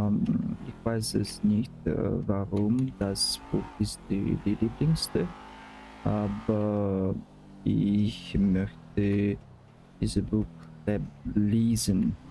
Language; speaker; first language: German; non-native, learner; Russian